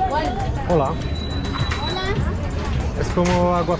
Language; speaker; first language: Spanish; non-native, learner; French